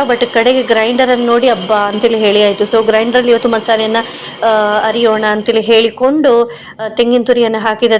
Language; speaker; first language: Kannada; non-native, local second language; Konkani